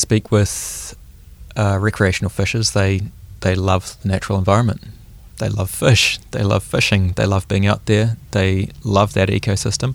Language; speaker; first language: English; native; English